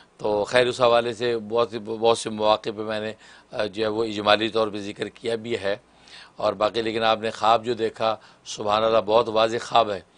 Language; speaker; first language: Urdu; native; Urdu